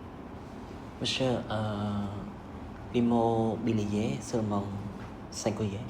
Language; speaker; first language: French; non-native, learner; Khmer